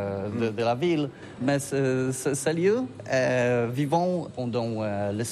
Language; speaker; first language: French; non-native, learner; Polish